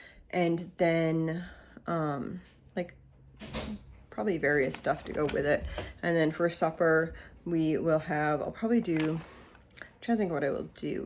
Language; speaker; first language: English; native; English